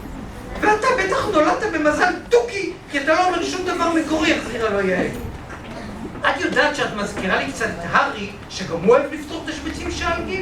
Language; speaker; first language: Hebrew; native; Hebrew